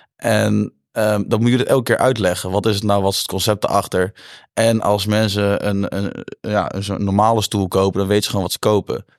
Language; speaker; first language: Dutch; native; Dutch